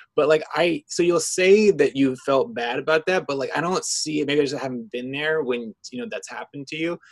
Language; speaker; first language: English; native; English